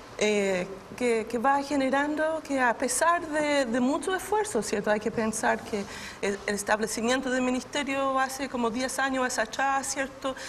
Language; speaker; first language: Spanish; non-native, fluent; English